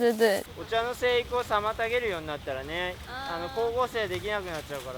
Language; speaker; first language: Japanese; native; Japanese